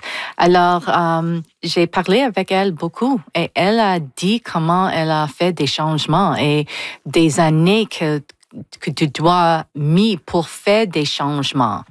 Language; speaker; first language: French; non-native, local second language; English